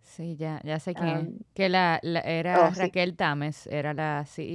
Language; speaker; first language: Spanish; native; Spanish